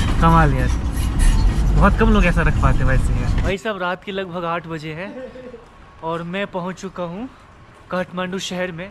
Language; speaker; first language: Hindi; native; Hindi